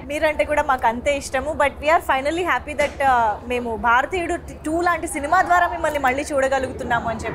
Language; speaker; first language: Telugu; native; Telugu